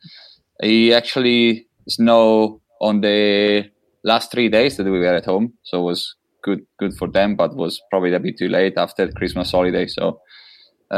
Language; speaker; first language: English; non-native, fluent; Italian